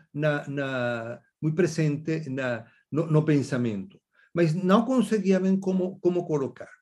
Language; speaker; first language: Portuguese; non-native, fluent; Spanish